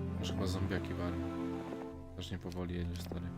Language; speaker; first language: Polish; native; Polish